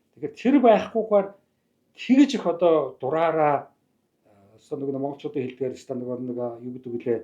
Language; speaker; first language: Mongolian; native; Mongolian